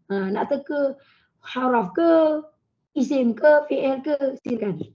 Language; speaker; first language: Malay; native; Malay